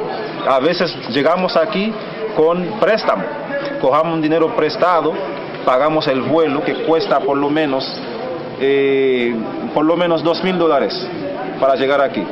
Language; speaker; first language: Spanish; non-native, fluent; Haitian Creole